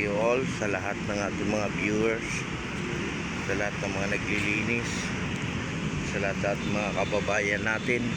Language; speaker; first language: Filipino; native; Filipino